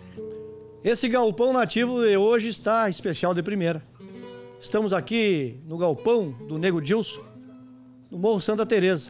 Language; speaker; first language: Portuguese; native; Portuguese